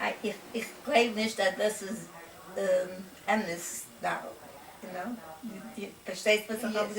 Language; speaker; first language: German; non-native, learner; Yiddish